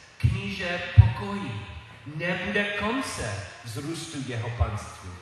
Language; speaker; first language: Czech; non-native, learner; English